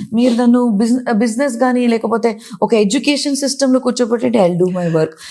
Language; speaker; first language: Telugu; non-native, local second language; Kannada